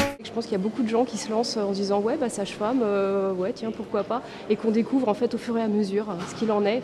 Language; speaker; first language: French; native; French